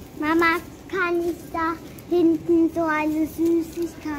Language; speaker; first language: German; early bilingual, other home language; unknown